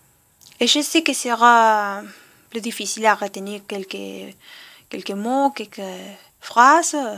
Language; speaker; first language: French; non-native, learner; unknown